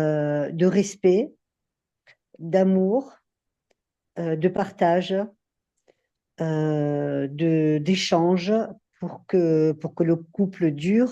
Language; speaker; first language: French; native; French